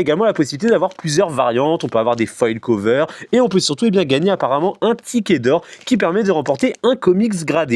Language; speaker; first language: French; native; French